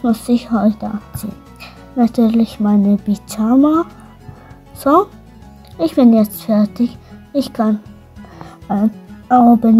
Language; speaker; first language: German; non-native, learner; Arabic